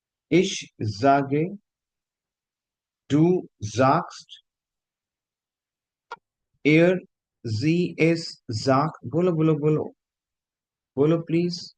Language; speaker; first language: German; non-native, fluent; Hindi